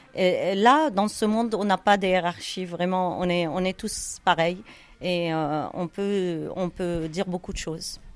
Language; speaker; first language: French; non-native, fluent; Arabic